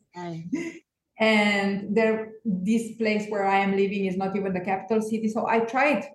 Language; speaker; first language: English; non-native, fluent; Romanian